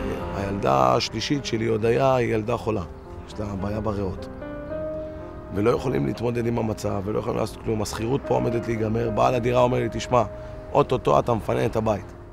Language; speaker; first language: Hebrew; native; Hebrew